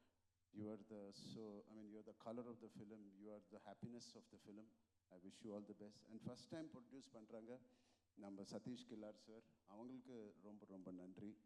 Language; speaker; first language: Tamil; non-native, local second language; Telugu